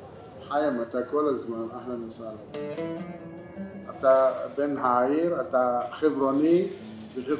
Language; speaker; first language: Hebrew; non-native, local second language; Arabic